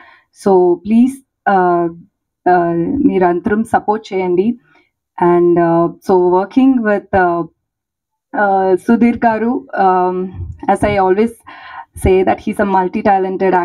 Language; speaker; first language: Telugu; non-native, learner; Tamil